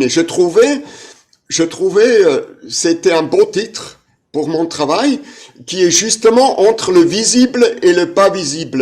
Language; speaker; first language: French; non-native, fluent; German